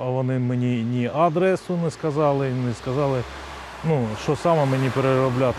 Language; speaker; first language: Ukrainian; non-native, local second language; Russian